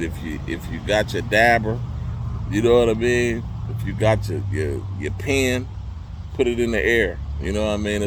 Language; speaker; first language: English; native; English